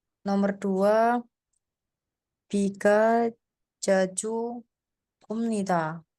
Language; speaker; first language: Korean; non-native, learner; Indonesian